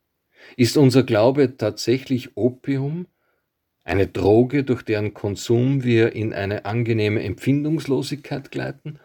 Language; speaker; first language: German; native; German